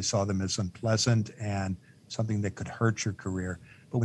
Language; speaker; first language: English; native; English